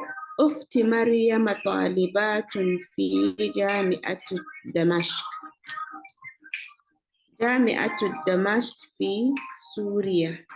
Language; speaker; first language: Arabic; non-native, learner; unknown